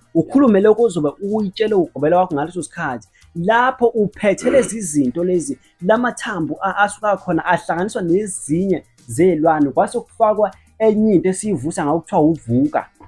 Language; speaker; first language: Zulu; native; Zulu